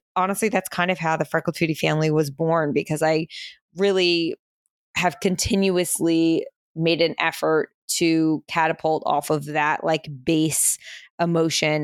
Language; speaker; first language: English; native; English